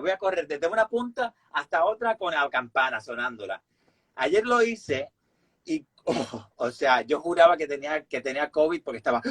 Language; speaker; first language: Spanish; native; Spanish